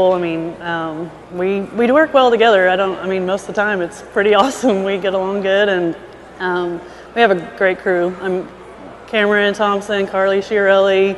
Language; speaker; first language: English; native; English